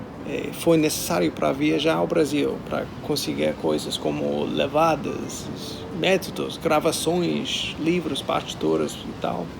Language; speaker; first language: Portuguese; non-native, learner; English